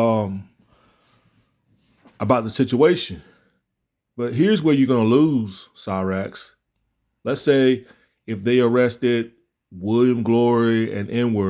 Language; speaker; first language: English; native; English